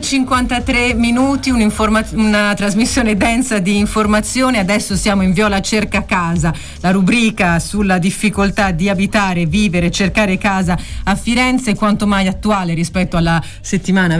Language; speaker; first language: Italian; native; Italian